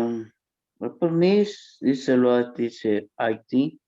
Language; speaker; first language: English; non-native, learner; Spanish